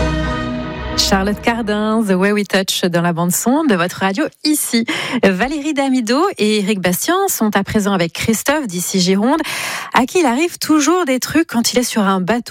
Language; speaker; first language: French; native; French